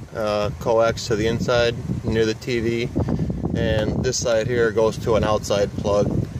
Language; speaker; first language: English; native; English